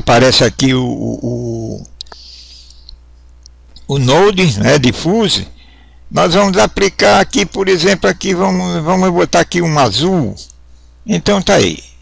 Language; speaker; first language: Portuguese; native; Portuguese